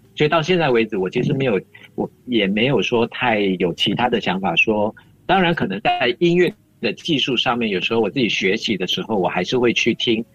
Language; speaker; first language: Chinese; native; Chinese